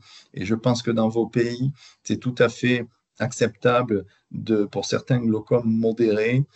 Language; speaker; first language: French; native; French